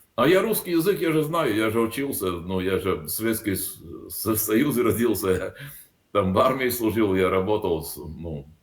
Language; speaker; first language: Russian; non-native, local second language; Latvian